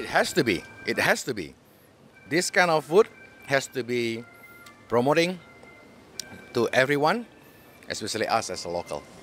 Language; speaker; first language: English; non-native, fluent; Balinese